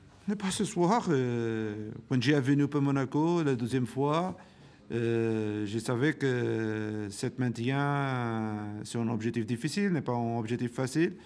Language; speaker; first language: French; non-native, learner; Portuguese